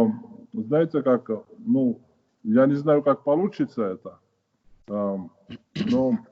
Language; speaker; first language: Russian; non-native, fluent; Georgian